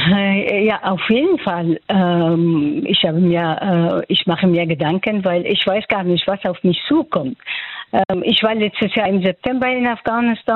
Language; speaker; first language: German; non-native, fluent; Persian